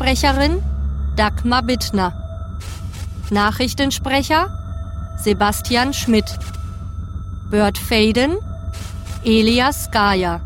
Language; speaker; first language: German; native; German